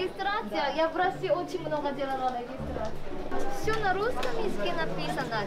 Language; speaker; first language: Russian; non-native, fluent; Korean